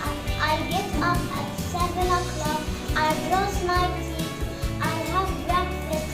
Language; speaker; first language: English; non-native, learner; Arabic